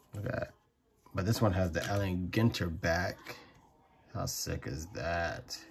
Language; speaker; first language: English; native; English